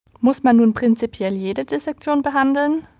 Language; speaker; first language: German; native; German